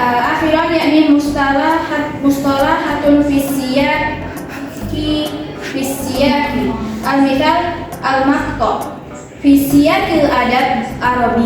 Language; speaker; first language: Arabic; non-native, learner; Indonesian